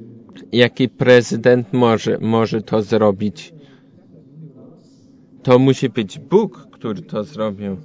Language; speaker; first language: Polish; non-native, learner; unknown